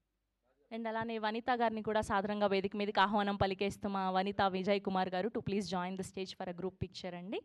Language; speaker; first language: Telugu; native; Telugu